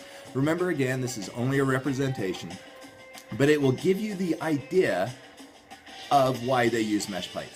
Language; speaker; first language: English; native; English